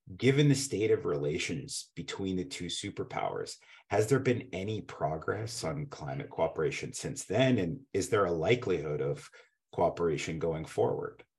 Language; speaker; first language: English; native; English